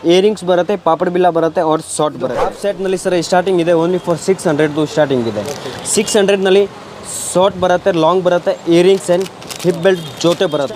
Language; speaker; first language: Kannada; non-native, local second language; Hindi